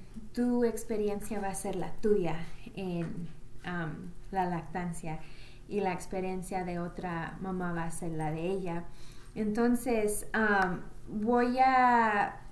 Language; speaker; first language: Spanish; early bilingual, heritage; Spanish